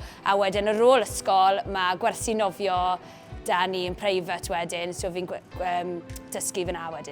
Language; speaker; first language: Welsh; native; Welsh